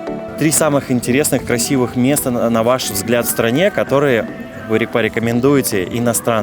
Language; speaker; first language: Russian; native; Russian